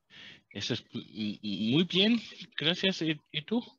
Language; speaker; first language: Spanish; non-native, learner; German